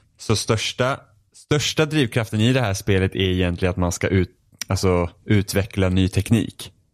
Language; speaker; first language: Swedish; native; Swedish